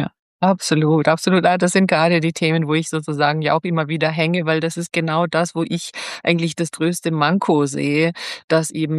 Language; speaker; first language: German; native; German